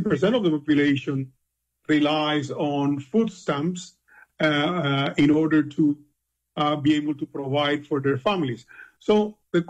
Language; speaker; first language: English; non-native, fluent; Spanish